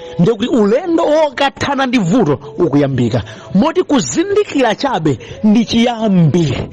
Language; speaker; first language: Nyanja; native; Nyanja